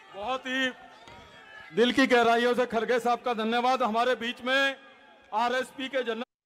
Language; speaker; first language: Hindi; non-native, local second language; Kannada